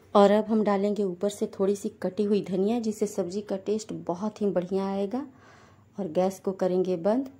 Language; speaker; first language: Hindi; native; Hindi